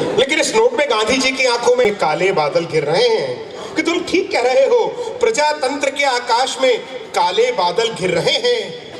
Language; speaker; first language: Hindi; non-native, local second language; Punjabi